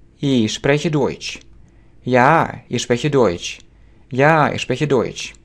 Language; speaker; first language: German; non-native, fluent; Russian